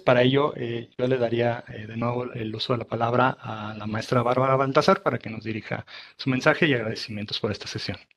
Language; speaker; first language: Spanish; native; Spanish